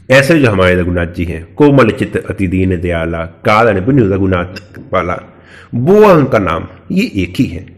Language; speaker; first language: Hindi; native; Hindi